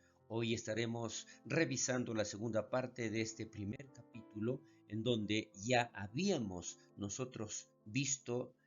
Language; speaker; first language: Spanish; native; Spanish